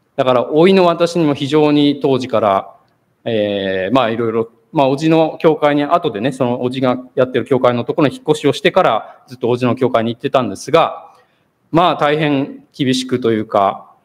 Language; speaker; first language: Japanese; native; Japanese